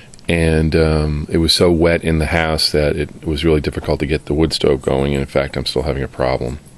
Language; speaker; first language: English; native; English